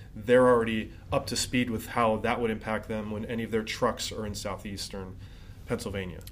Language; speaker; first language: English; native; English